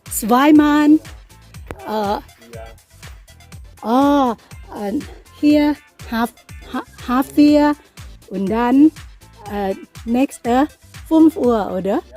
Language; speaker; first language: German; non-native, learner; Thai